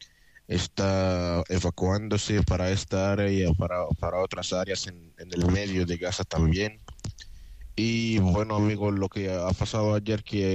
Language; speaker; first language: Spanish; non-native, fluent; Arabic